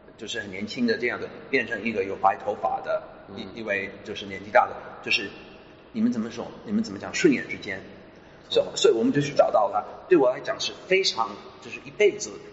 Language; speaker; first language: Chinese; non-native, fluent; English